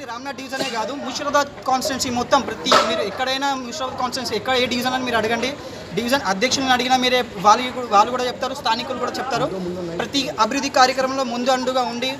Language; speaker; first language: Telugu; native; Telugu